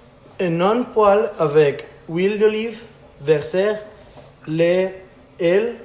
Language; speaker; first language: French; non-native, learner; Spanish